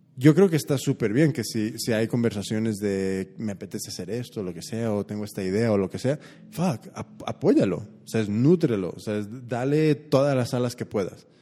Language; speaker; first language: Spanish; early bilingual, heritage; Spanish